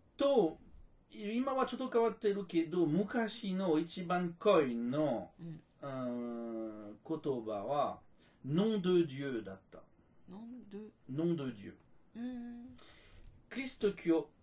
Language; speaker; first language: Japanese; non-native, fluent; French